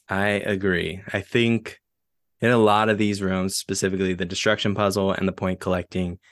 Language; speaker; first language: English; native; English